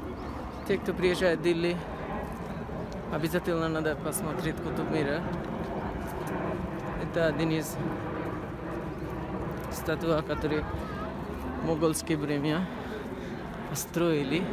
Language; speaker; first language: Russian; non-native, learner; Bangla